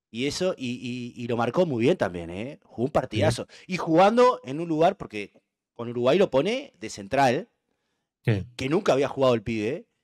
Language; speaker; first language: Spanish; native; Spanish